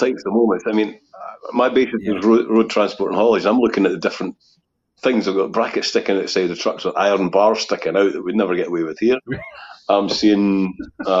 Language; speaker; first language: English; native; English